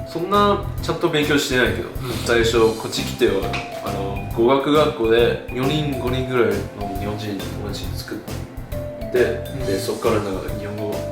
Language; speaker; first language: Japanese; non-native, fluent; Chinese